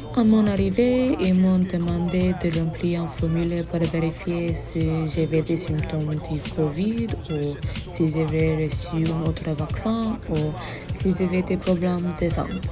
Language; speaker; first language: French; non-native, learner; English